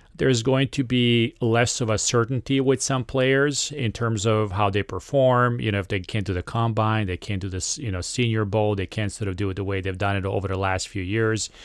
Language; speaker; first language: English; non-native, fluent; Serbian